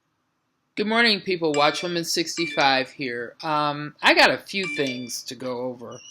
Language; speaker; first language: English; native; English